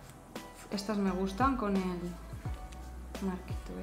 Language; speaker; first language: Spanish; native; Spanish